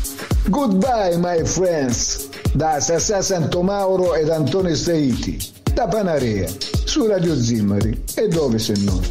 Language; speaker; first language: Italian; native; Italian